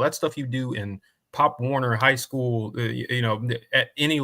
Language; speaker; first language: English; native; English